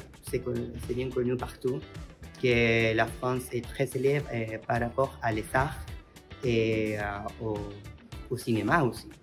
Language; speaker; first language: French; non-native, learner; Spanish